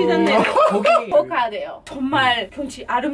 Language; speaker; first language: Korean; non-native, fluent; Portuguese